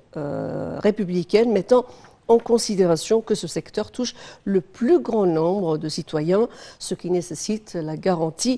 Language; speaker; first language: French; non-native, fluent; Arabic